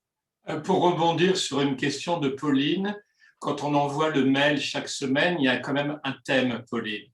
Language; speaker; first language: French; native; French